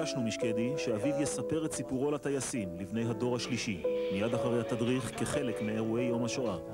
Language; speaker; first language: Hebrew; native; Hebrew